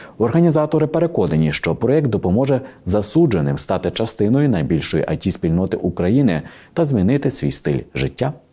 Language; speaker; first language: Ukrainian; native; Ukrainian